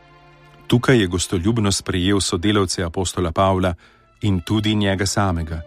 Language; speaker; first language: Slovenian; native; Slovenian